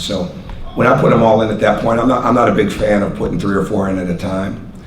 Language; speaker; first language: English; native; English